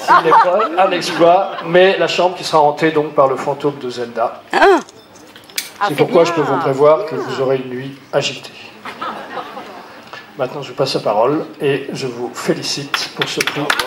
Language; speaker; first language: French; native; French